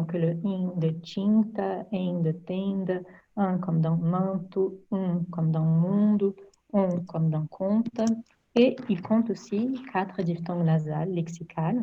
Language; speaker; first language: French; non-native, fluent; Portuguese